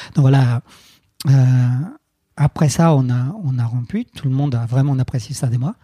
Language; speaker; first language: French; non-native, fluent; Spanish